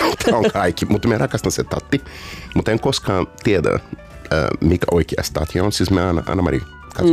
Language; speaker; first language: Finnish; non-native, fluent; Portuguese